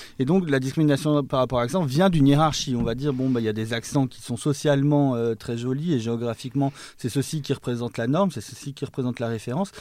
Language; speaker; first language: French; native; French